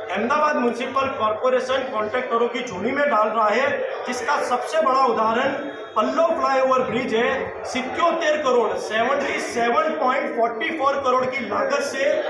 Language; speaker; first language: Hindi; non-native, local second language; Gujarati